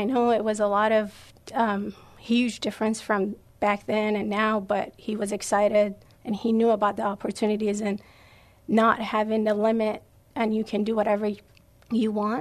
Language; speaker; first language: English; non-native, fluent; Persian